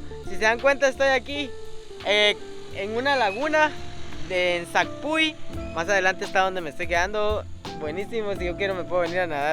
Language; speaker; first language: Spanish; native; Spanish